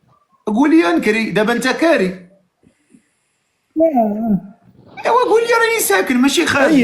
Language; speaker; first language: Arabic; native; Arabic